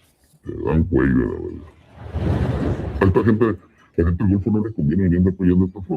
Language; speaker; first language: Spanish; native; Spanish